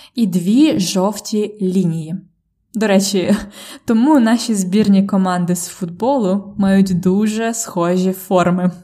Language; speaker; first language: Ukrainian; native; Ukrainian